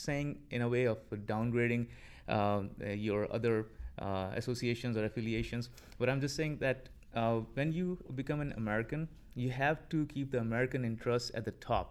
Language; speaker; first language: English; non-native, local second language; Punjabi